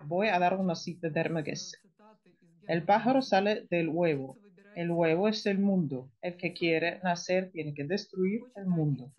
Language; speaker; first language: Spanish; non-native, fluent; Russian